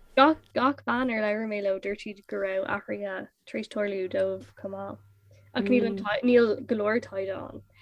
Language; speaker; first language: Irish; non-native, local second language; English